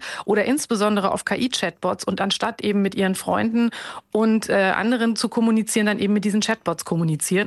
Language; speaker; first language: German; native; German